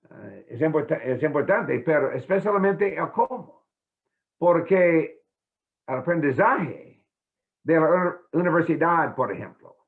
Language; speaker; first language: Spanish; non-native, fluent; English